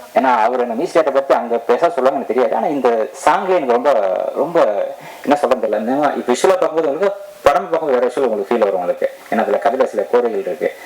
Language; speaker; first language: Tamil; native; Tamil